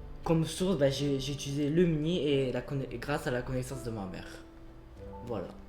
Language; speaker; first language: French; early bilingual, other home language; Japanese